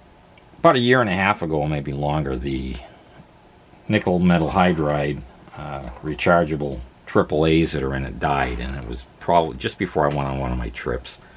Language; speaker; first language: English; native; English